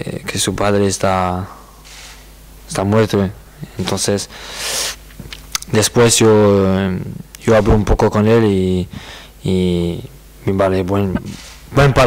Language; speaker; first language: Spanish; non-native, learner; French